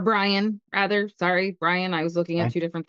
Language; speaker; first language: English; native; English